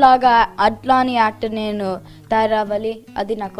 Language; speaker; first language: Telugu; early bilingual, heritage; Telugu